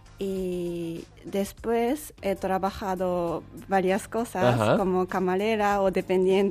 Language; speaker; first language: Spanish; non-native, learner; Japanese